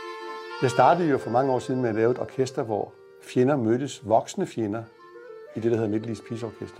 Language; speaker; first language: Danish; native; Danish